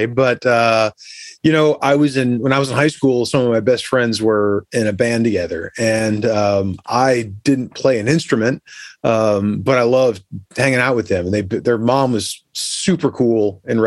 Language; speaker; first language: English; native; English